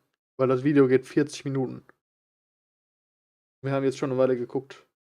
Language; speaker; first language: German; native; German